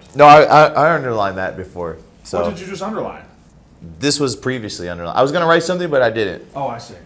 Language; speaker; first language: English; native; English